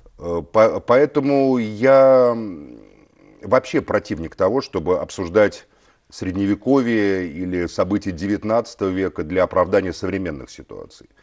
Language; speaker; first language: Russian; native; Russian